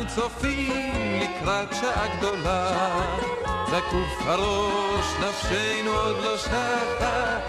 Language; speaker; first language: Hebrew; non-native, fluent; French